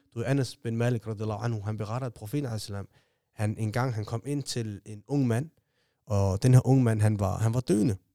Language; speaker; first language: Danish; early bilingual, other home language; Somali